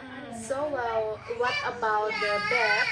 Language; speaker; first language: English; non-native, learner; Indonesian